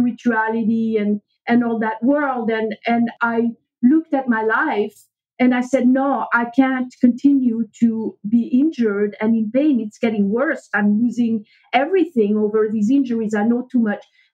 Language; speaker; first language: English; non-native, fluent; French